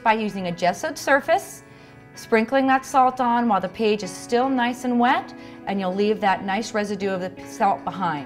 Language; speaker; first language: English; native; English